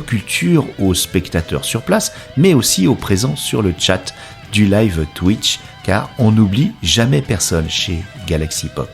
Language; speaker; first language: French; native; French